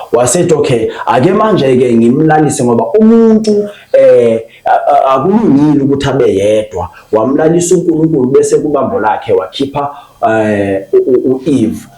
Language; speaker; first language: Zulu; non-native, local second language; Xhosa